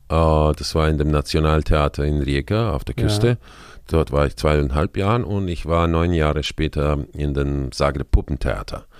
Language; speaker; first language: German; non-native, fluent; Spanish